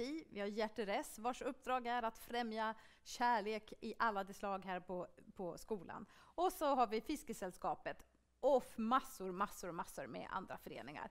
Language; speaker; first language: Swedish; native; Swedish